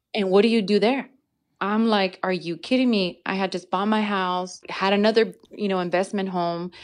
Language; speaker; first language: English; native; English